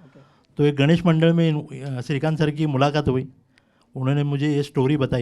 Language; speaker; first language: Hindi; non-native, local second language; Marathi